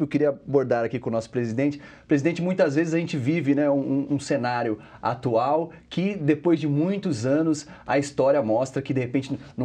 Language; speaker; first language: Portuguese; native; Portuguese